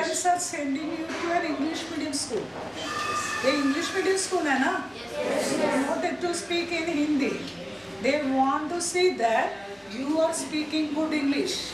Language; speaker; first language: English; non-native, local second language; Hindi